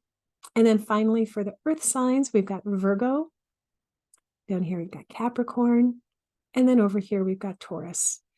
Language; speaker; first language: English; native; English